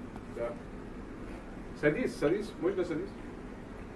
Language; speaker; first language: Russian; non-native, learner; Arabic